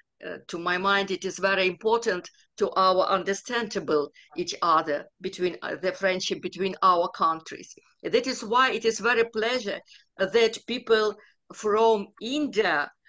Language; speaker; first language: English; non-native, learner; Ukrainian